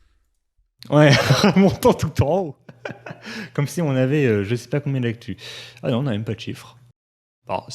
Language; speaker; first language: French; native; French